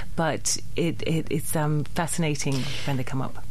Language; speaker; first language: English; native; English